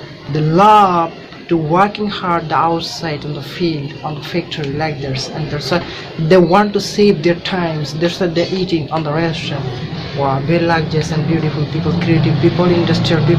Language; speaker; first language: English; non-native, learner; Bangla